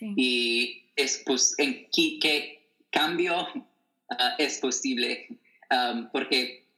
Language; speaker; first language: Spanish; non-native, fluent; English